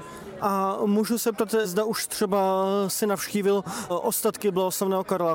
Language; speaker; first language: Czech; native; Czech